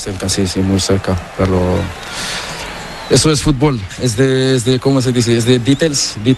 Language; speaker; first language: Spanish; non-native, learner; Portuguese